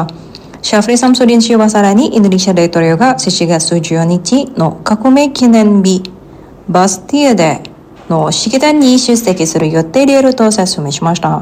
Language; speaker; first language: Japanese; non-native, fluent; Indonesian